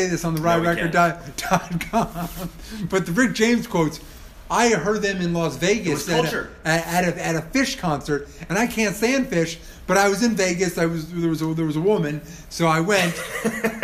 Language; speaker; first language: English; native; English